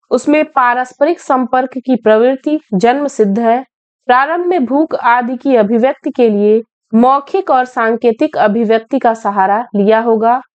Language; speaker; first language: Hindi; native; Hindi